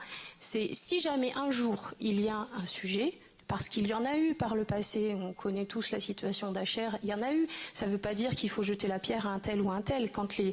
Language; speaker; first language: French; native; French